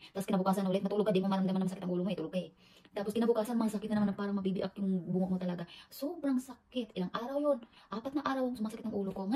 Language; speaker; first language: Filipino; native; Filipino